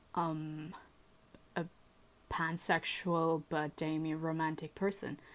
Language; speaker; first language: English; early bilingual, other home language; German